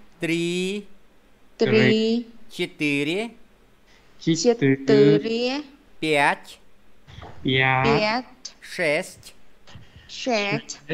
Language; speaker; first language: Russian; non-native, fluent; Vietnamese